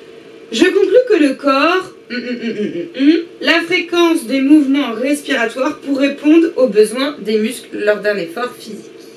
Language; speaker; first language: French; native; French